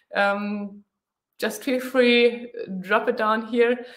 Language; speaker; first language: English; non-native, fluent; German